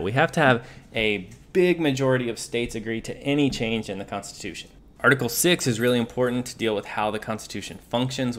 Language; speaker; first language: English; native; English